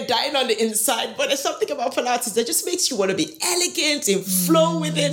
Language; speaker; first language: English; non-native, local second language; Yoruba